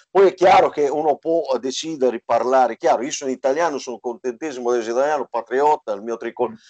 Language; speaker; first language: Italian; native; Italian